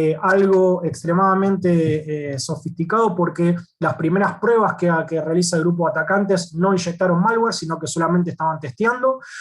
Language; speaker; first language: Spanish; native; Spanish